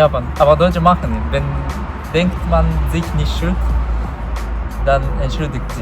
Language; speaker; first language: German; non-native, learner; Japanese